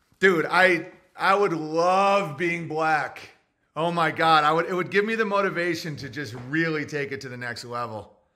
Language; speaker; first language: English; native; English